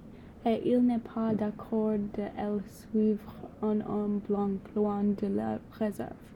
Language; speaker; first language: French; non-native, learner; English